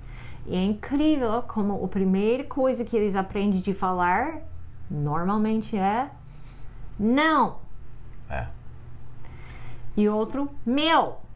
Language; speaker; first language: Portuguese; non-native, fluent; English